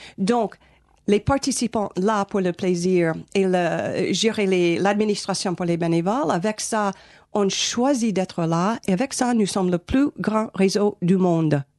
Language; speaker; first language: French; non-native, fluent; English